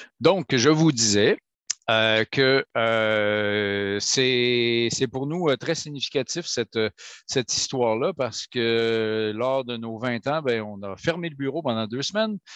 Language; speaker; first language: French; native; French